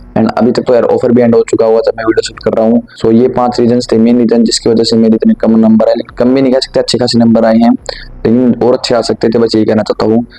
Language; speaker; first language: Hindi; native; Hindi